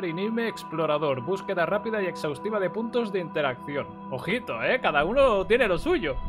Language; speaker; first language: Spanish; native; Spanish